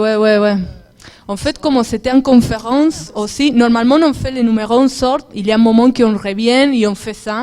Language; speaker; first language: French; non-native, fluent; Spanish